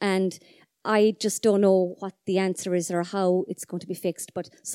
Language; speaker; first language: English; non-native, local second language; Irish